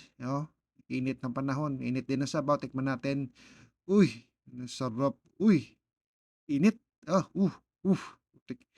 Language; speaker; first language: Filipino; non-native, local second language; Hiligaynon